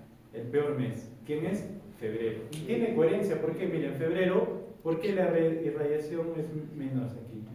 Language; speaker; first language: Spanish; native; Spanish